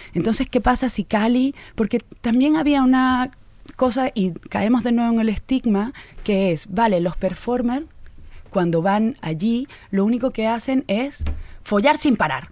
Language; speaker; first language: Spanish; native; Spanish